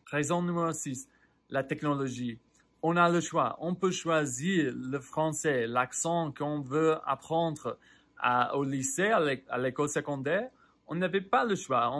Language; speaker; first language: French; non-native, fluent; English